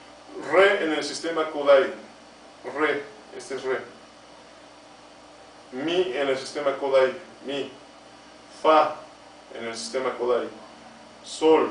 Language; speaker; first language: Spanish; native; Spanish